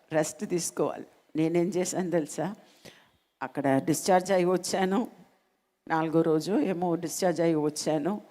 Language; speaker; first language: Telugu; non-native, local second language; Malayalam